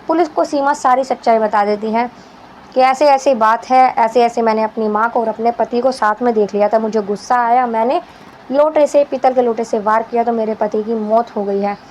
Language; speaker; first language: Hindi; native; Hindi